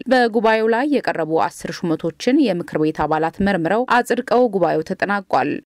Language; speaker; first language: Amharic; native; Amharic